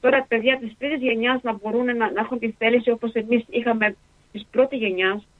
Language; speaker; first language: Greek; early bilingual, heritage; Greek